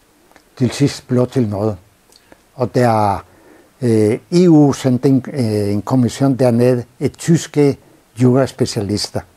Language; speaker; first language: Danish; non-native, fluent; Spanish